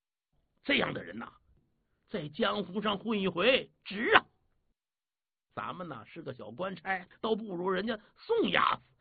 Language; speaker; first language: Chinese; native; Chinese